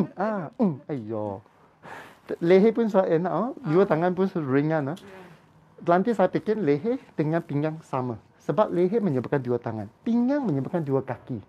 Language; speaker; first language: Malay; non-native, local second language; Cantonese